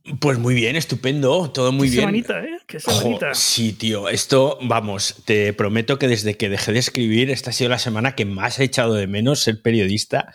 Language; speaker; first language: Spanish; native; Spanish